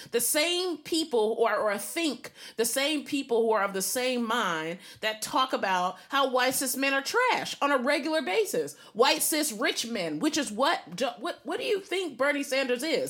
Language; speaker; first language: English; native; English